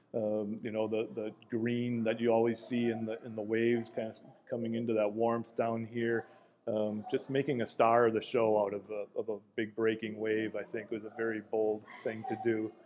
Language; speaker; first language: English; native; English